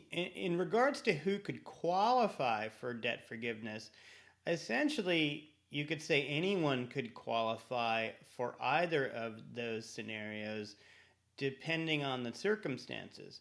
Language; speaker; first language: English; native; English